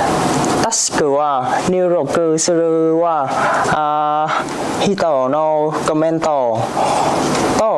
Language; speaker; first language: Japanese; non-native, learner; Vietnamese